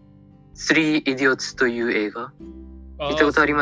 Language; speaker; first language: Japanese; non-native, fluent; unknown